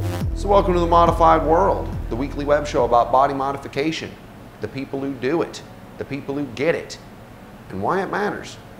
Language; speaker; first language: English; native; English